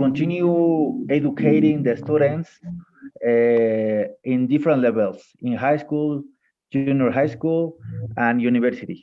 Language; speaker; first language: English; non-native, fluent; Spanish